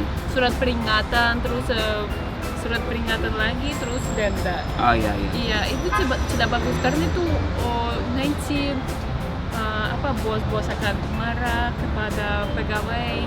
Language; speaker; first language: Indonesian; non-native, fluent; Russian